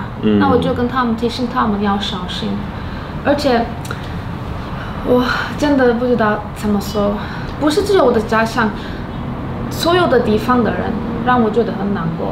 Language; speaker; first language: Chinese; non-native, fluent; Turkish